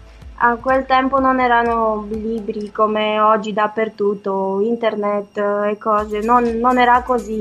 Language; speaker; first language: Italian; non-native, fluent; Romanian